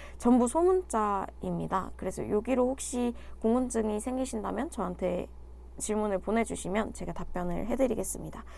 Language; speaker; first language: Korean; native; Korean